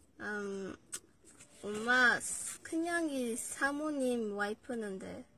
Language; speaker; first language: Korean; non-native, learner; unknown